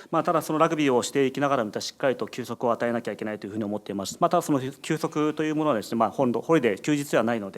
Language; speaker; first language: Japanese; native; Japanese